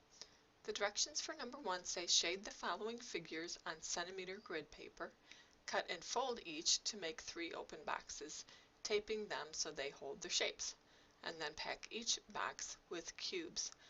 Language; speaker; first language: English; native; English